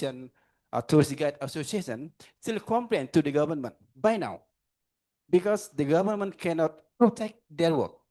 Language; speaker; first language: English; non-native, learner; Indonesian